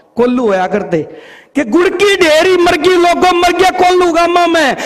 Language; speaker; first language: Hindi; native; Hindi